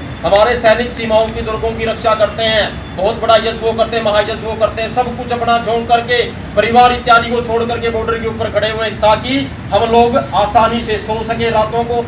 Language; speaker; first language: Hindi; native; Hindi